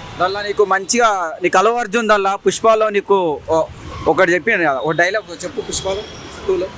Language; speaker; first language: Telugu; native; Telugu